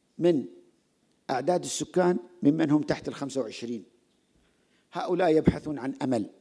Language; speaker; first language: Arabic; native; Arabic